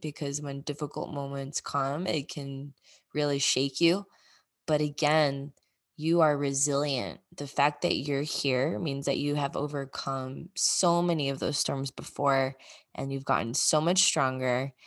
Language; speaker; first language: English; native; English